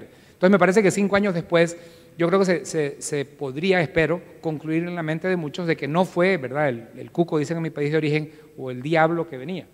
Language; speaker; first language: Spanish; native; Spanish